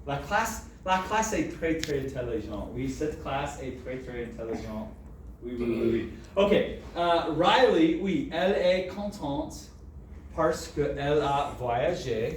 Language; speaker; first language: French; non-native, fluent; English